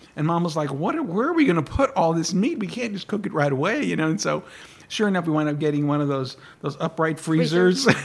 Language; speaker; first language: English; early bilingual, other home language; Spanish